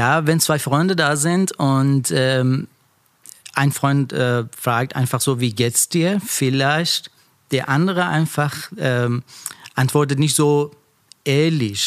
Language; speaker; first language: German; non-native, learner; Persian